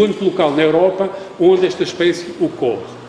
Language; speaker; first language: Portuguese; native; Portuguese